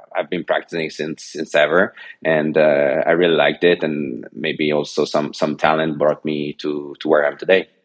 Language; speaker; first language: English; non-native, fluent; French